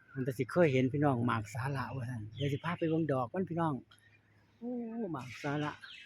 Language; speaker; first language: Thai; native; Thai